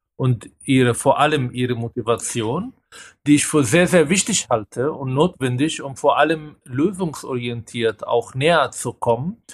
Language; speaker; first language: German; non-native, fluent; Hebrew